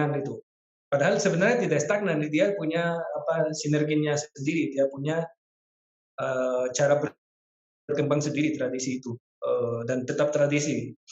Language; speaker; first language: Indonesian; non-native, fluent; Spanish